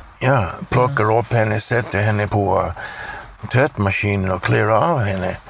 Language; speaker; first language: Swedish; early bilingual, heritage; Swedish